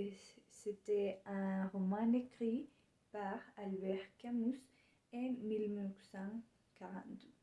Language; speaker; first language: French; non-native, learner; Spanish